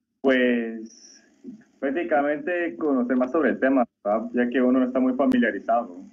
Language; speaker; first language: Spanish; native; Spanish